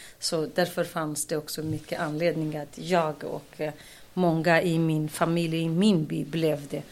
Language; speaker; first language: Swedish; non-native, fluent; Kurdish